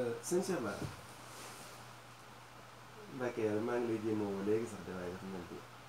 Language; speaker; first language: French; non-native, learner; Wolof